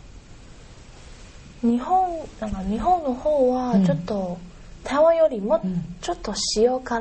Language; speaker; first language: Japanese; non-native, learner; Chinese